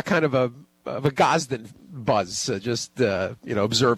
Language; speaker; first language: English; native; English